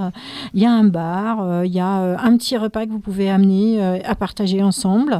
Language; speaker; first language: French; native; French